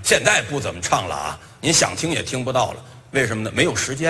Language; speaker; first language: Chinese; native; Chinese